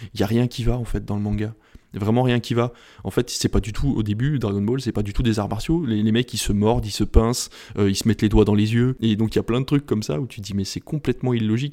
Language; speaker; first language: French; native; French